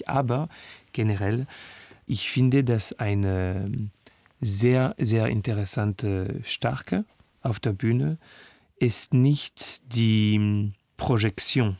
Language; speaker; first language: German; non-native, fluent; French